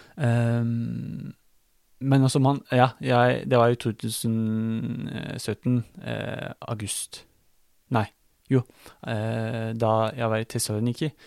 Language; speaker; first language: Norwegian; non-native, fluent; Turkish